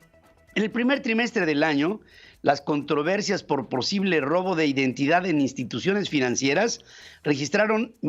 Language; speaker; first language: Spanish; native; Spanish